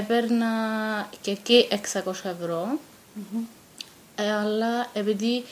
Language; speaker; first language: Greek; non-native, fluent; Bulgarian